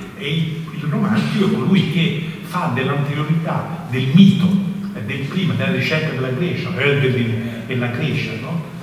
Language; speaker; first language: Italian; native; Italian